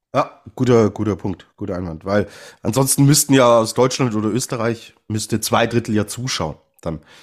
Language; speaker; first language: German; native; German